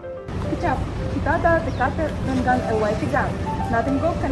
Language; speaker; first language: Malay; non-native, learner; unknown